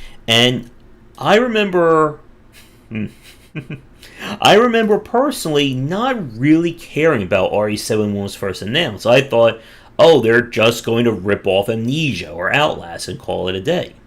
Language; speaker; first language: English; native; English